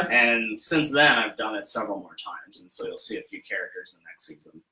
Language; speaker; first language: English; native; English